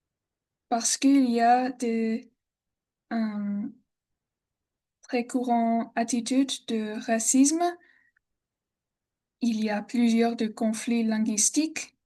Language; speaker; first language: French; non-native, learner; English